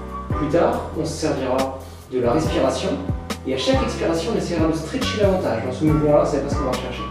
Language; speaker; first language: French; native; French